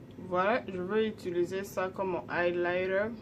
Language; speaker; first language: French; non-native, local second language; Lingala